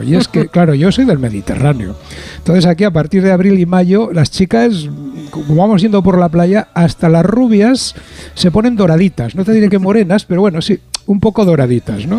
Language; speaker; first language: Spanish; native; Spanish